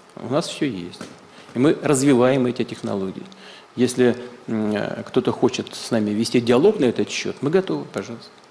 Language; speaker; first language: Russian; native; Russian